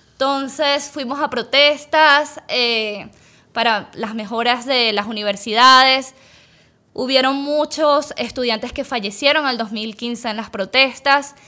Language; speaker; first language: Spanish; native; Spanish